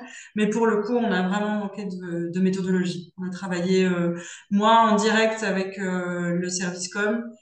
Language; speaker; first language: French; native; French